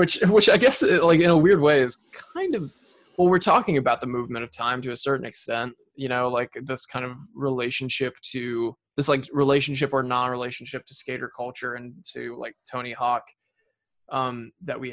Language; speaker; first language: English; native; English